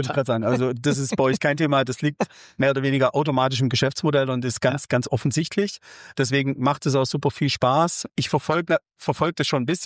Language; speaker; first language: German; native; German